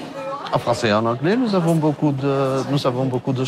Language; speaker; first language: French; non-native, fluent; Portuguese